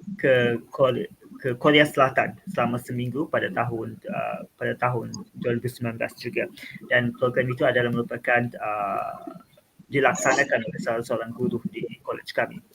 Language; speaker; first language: Malay; native; Malay